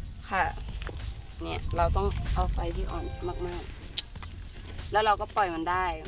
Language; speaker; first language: Thai; native; Thai